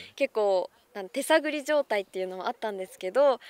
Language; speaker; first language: Japanese; native; Japanese